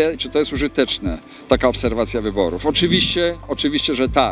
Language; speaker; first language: Polish; native; Polish